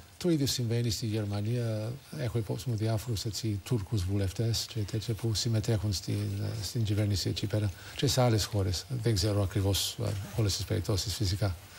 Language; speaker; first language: Greek; non-native, fluent; English